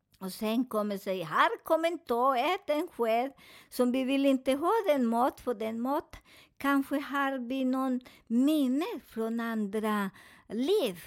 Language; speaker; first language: Swedish; non-native, learner; Spanish